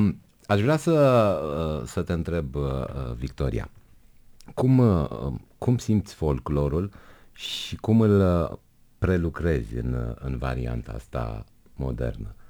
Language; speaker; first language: Romanian; native; Romanian